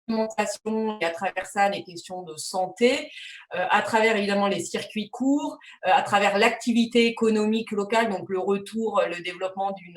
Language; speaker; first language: French; native; French